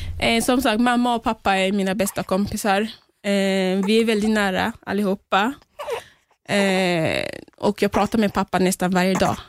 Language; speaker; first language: Swedish; early bilingual, other home language; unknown